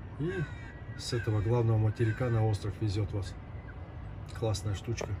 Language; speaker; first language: Russian; native; Russian